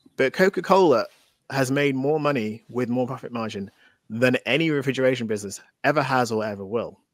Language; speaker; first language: English; native; English